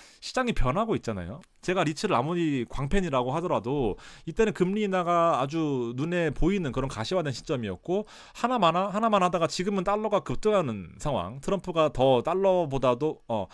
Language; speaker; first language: Korean; native; Korean